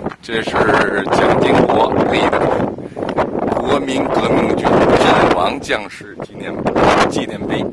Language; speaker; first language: Chinese; native; Chinese